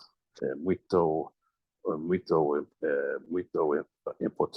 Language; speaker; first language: Portuguese; non-native, learner; English